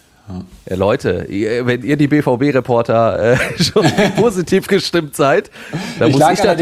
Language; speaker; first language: German; native; German